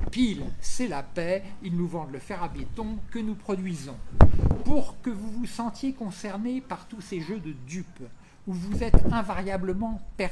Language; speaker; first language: French; native; French